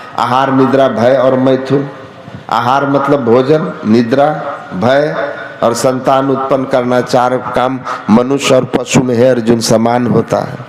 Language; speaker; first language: Hindi; native; Hindi